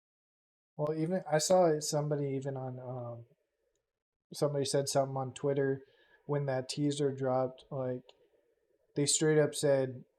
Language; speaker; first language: English; native; English